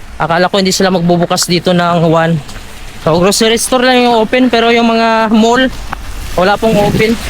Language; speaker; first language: Filipino; non-native, local second language; Cebuano